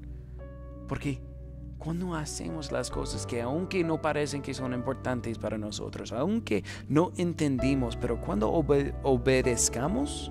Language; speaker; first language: Spanish; non-native, fluent; English